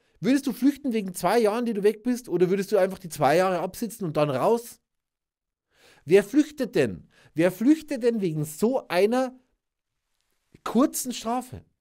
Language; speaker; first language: German; native; German